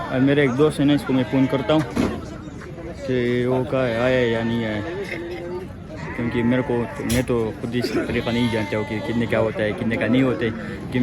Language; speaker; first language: Hindi; non-native, local second language; Pashto